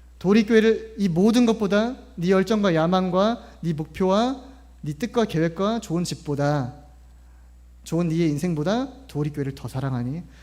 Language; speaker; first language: Korean; native; Korean